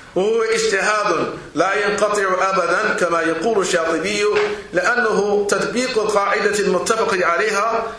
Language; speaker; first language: Arabic; non-native, fluent; English